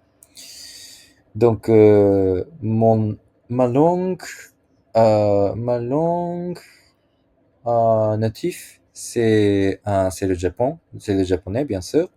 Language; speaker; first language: French; non-native, learner; Japanese